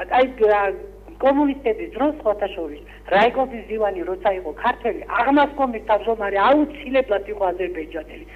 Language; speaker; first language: Georgian; non-native, local second language; Azerbaijani